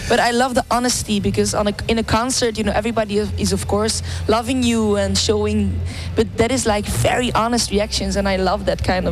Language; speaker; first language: English; non-native, fluent; Dutch